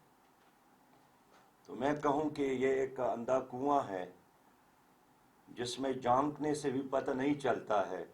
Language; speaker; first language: Urdu; native; Urdu